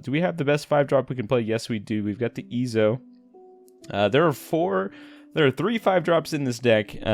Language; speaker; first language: English; native; English